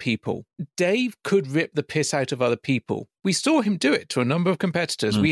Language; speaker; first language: English; native; English